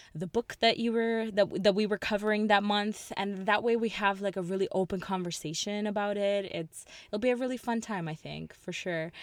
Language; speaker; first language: English; early bilingual, other home language; Russian